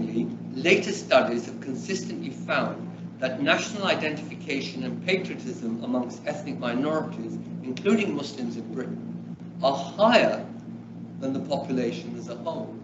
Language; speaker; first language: English; early bilingual, other home language; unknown